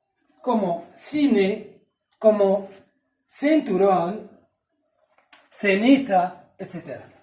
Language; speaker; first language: Spanish; non-native, fluent; Arabic